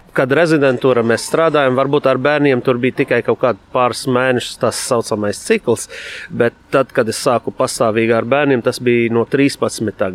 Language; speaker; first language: Latvian; non-native, fluent; Arabic